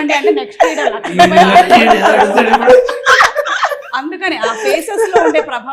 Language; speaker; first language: Telugu; native; Telugu